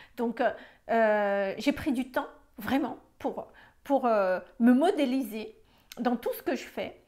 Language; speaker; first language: French; non-native, fluent; Malagasy